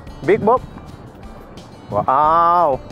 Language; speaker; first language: English; non-native, learner; Indonesian